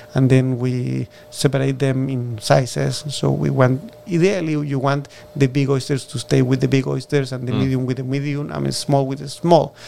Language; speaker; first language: English; non-native, fluent; Spanish